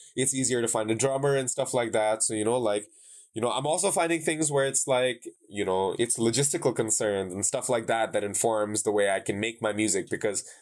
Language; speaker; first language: English; non-native, local second language; Bangla